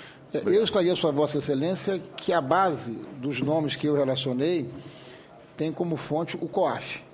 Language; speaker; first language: Portuguese; native; Portuguese